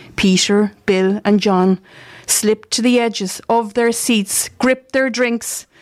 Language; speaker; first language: English; native; English